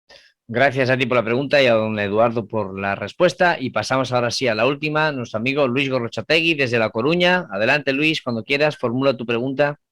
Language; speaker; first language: Spanish; native; Spanish